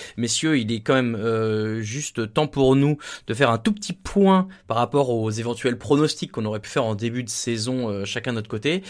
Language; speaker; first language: French; native; French